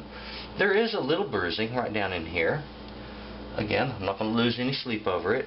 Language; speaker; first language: English; native; English